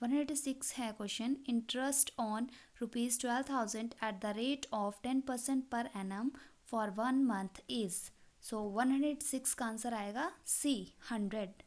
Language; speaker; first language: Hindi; native; Hindi